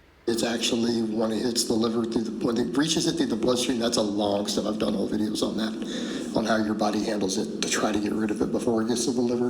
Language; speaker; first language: English; native; English